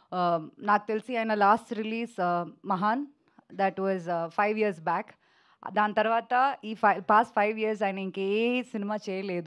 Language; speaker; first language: Telugu; non-native, local second language; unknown